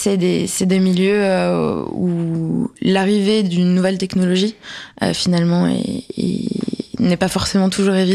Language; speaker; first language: French; native; French